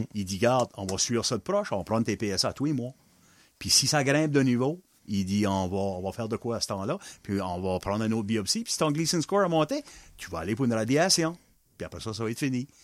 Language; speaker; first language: French; non-native, local second language; English